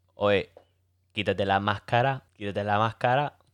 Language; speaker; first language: Spanish; early bilingual, heritage; Spanish